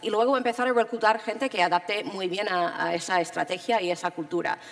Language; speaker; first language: Spanish; early bilingual, heritage; Spanish